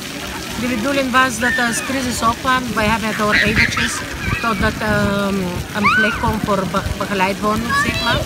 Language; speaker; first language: Dutch; non-native, learner; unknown